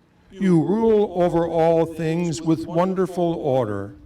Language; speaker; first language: English; native; English